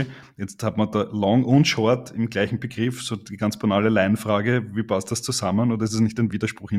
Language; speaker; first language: German; native; German